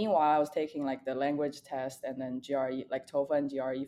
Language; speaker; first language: English; non-native, fluent; Chinese